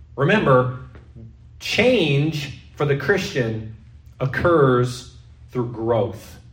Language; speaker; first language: English; native; English